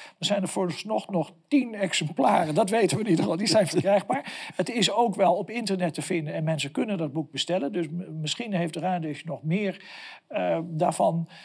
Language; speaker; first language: Dutch; native; Dutch